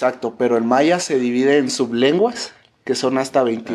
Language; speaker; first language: Spanish; native; Spanish